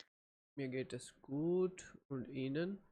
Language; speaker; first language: German; non-native, fluent; Urdu